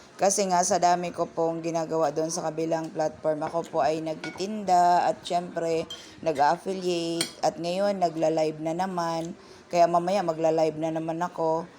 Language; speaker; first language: Filipino; non-native, local second language; Cebuano